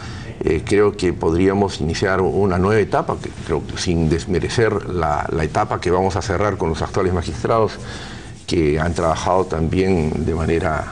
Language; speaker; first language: Spanish; native; Spanish